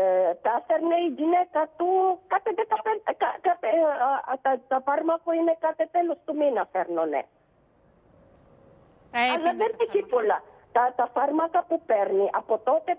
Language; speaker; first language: Greek; non-native, learner; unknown